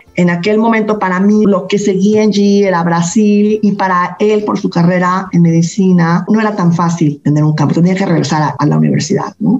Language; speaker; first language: Spanish; native; Spanish